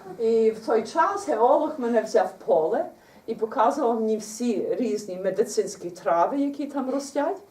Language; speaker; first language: Ukrainian; early bilingual, heritage; Ukrainian